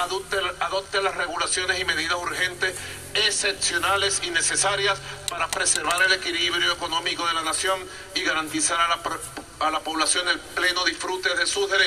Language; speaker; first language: Spanish; native; Spanish